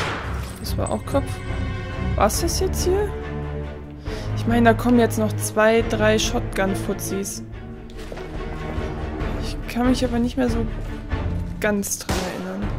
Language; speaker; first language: German; native; German